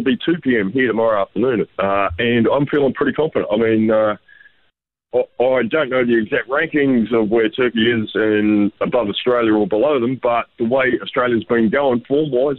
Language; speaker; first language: English; native; English